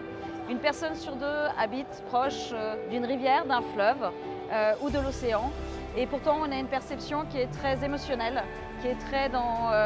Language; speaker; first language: French; native; French